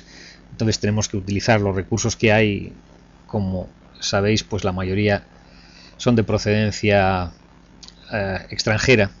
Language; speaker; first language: Spanish; native; Spanish